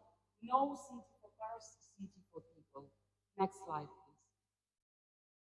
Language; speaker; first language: English; non-native, fluent; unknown